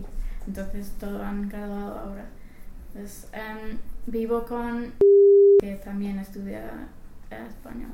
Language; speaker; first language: Spanish; non-native, fluent; English